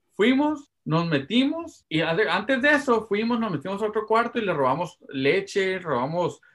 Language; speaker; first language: Spanish; early bilingual, heritage; Spanish